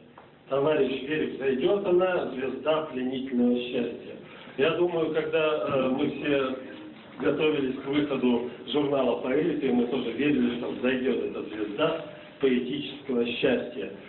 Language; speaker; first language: Russian; native; Russian